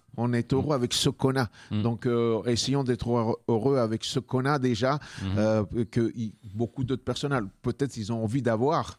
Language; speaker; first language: French; early bilingual, other home language; Spanish